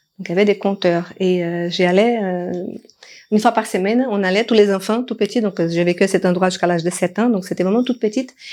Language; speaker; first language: French; non-native, fluent; Portuguese